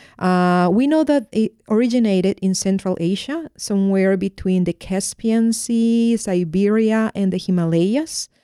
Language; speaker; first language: English; non-native, fluent; Spanish